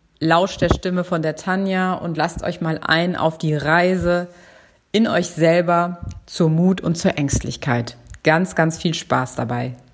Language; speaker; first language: German; native; German